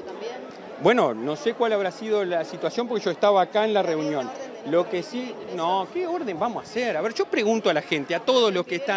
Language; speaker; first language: Spanish; native; Spanish